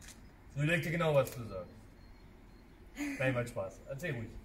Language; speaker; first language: German; native; German